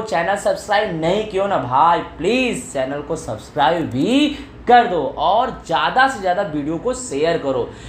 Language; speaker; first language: Hindi; non-native, local second language; Gujarati